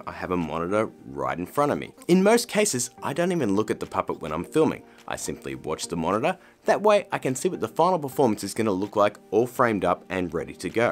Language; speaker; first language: English; native; English